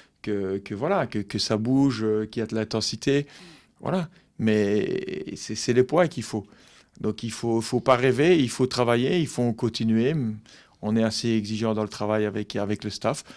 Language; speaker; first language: French; native; French